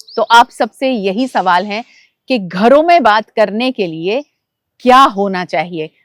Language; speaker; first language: Hindi; non-native, local second language; Gujarati